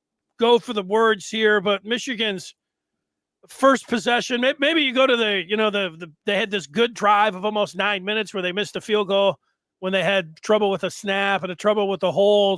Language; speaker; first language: English; native; English